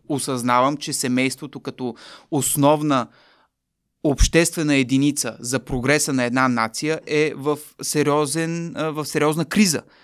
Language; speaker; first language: Bulgarian; native; Bulgarian